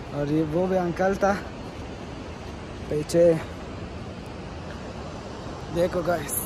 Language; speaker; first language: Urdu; non-native, learner; Persian